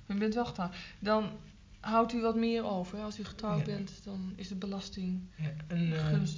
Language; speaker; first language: Dutch; native; Dutch